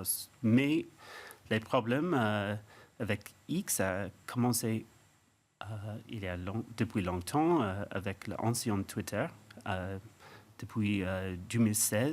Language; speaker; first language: French; non-native, fluent; English